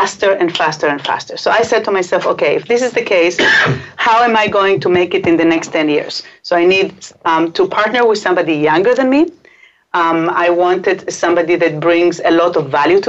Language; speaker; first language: English; non-native, fluent; Hebrew